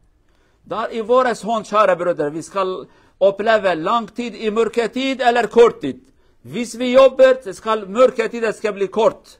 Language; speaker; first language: Norwegian; non-native, learner; Kurdish